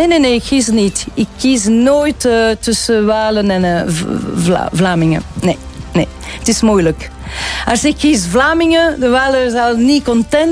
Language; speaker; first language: Dutch; non-native, local second language; French